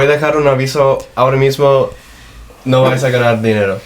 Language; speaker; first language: Spanish; non-native, fluent; English